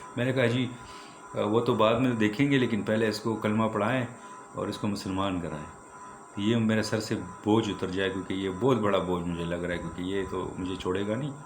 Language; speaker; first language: Urdu; early bilingual, heritage; Urdu